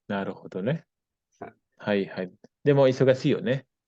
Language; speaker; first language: Japanese; non-native, fluent; Indonesian